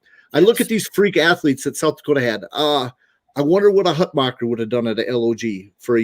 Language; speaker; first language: English; native; English